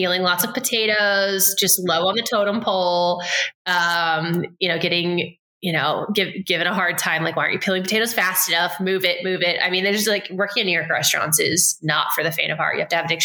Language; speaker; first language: English; native; English